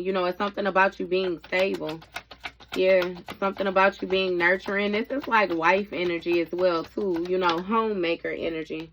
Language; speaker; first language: English; native; English